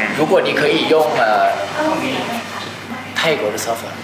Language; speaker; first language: Chinese; non-native, learner; Thai